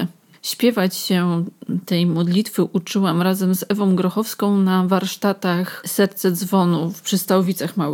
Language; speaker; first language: Polish; native; Polish